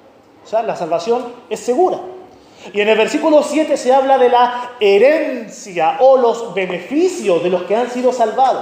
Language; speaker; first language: Spanish; native; Spanish